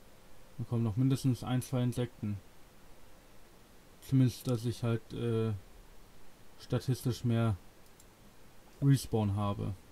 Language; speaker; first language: German; native; German